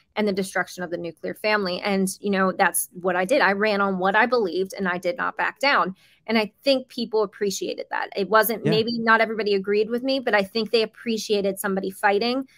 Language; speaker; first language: English; native; English